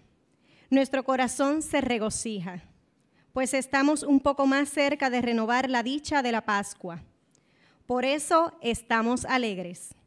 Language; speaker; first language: Spanish; native; Spanish